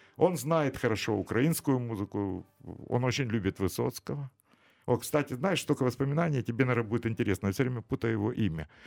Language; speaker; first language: Russian; native; Russian